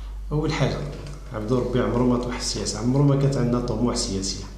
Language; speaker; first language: Arabic; native; Arabic